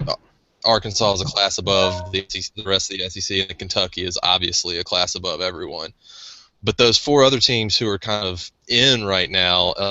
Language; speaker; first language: English; native; English